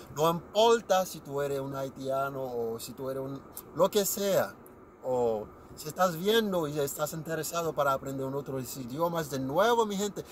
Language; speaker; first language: Spanish; non-native, learner; Haitian Creole